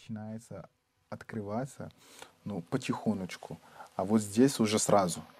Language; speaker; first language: Russian; non-native, learner; Arabic